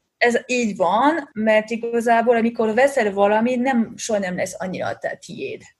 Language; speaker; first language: Hungarian; non-native, fluent; French